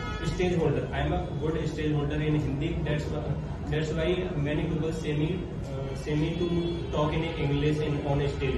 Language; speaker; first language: English; non-native, learner; Hindi